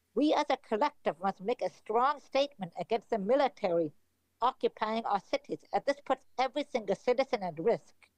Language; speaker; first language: English; native; English